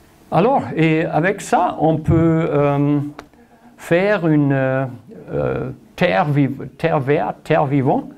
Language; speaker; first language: French; non-native, learner; German